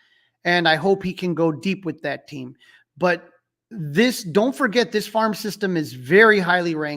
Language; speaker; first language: English; native; English